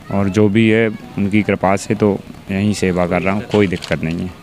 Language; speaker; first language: Hindi; native; Hindi